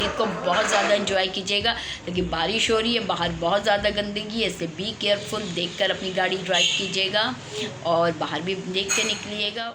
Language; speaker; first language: Urdu; native; Urdu